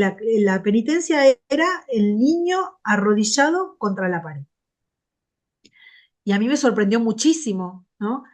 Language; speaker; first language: Spanish; native; Spanish